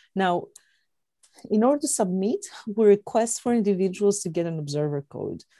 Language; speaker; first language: English; non-native, fluent; Greek